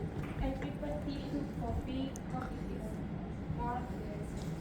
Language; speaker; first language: English; non-native, learner; Indonesian